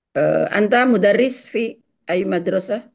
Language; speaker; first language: Arabic; non-native, fluent; Indonesian